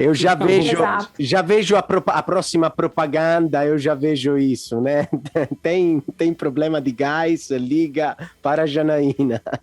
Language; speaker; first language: Portuguese; non-native, fluent; Italian